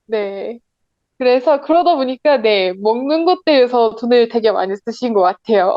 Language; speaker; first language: Korean; non-native, learner; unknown